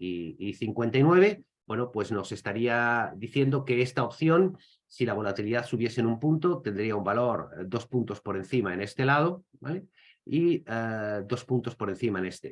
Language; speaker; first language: Spanish; native; Spanish